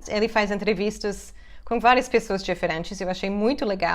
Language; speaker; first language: Portuguese; non-native, fluent; English